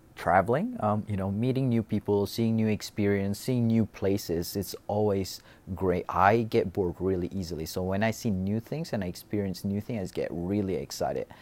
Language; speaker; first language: English; non-native, fluent; Indonesian